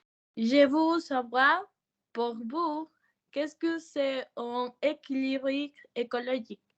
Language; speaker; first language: French; non-native, learner; Spanish